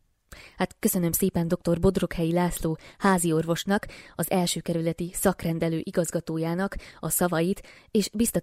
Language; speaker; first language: Hungarian; native; Hungarian